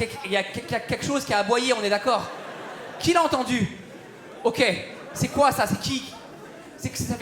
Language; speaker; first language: French; native; French